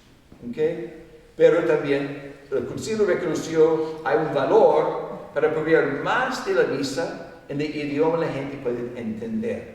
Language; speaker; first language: Spanish; non-native, fluent; English